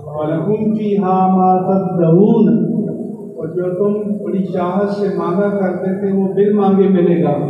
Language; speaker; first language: Urdu; non-native, local second language; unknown